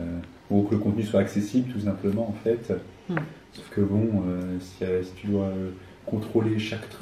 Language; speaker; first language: French; native; French